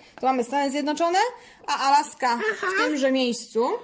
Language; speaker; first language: Polish; native; Polish